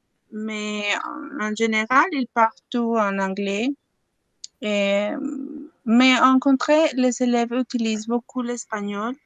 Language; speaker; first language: French; non-native, learner; Spanish